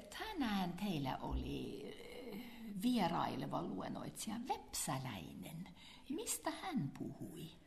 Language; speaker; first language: Finnish; native; Finnish